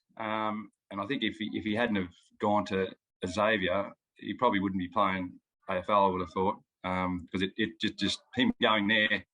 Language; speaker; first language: English; native; English